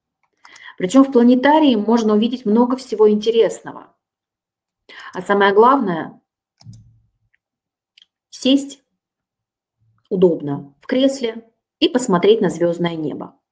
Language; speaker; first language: Russian; native; Russian